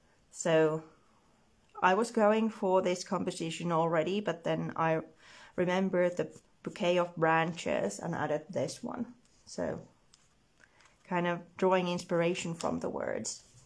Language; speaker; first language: English; non-native, fluent; Finnish